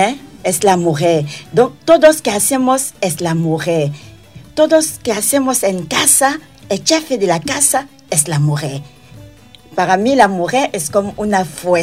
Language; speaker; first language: Spanish; non-native, learner; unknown